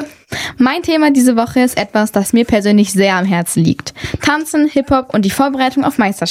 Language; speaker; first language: German; native; German